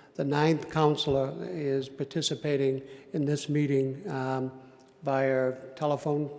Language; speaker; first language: English; native; English